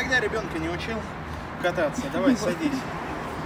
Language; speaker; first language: Russian; native; Russian